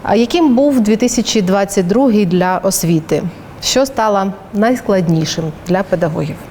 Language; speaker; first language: Ukrainian; native; Ukrainian